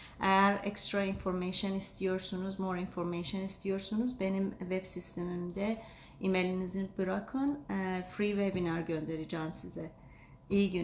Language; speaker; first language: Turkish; non-native, learner; Azerbaijani